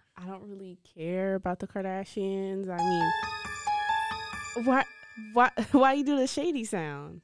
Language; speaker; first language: English; native; English